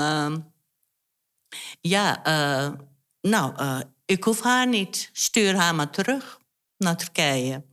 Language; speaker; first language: Dutch; non-native, fluent; Turkish